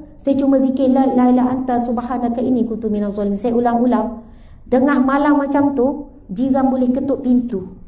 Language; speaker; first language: Malay; native; Malay